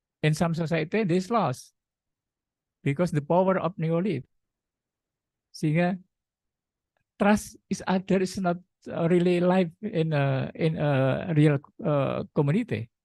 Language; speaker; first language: English; non-native, learner; Indonesian